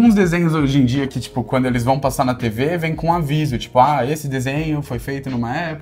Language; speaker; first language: Portuguese; native; Portuguese